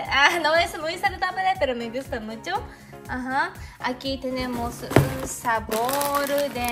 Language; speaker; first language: Spanish; non-native, learner; Japanese